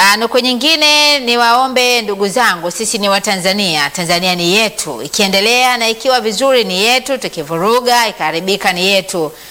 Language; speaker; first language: Swahili; native; Swahili